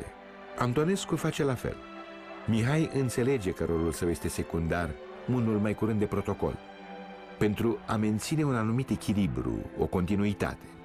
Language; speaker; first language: Romanian; native; Romanian